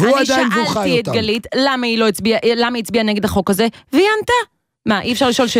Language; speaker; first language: Hebrew; native; Hebrew